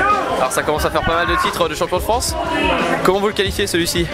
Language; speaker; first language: French; native; French